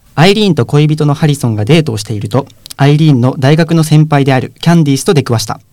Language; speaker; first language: Japanese; native; Japanese